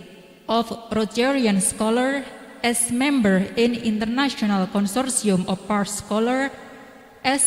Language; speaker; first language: English; non-native, learner; Indonesian